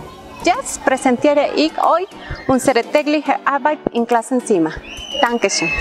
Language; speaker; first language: German; non-native, fluent; Spanish